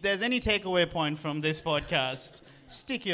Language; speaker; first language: English; non-native, local second language; Sinhala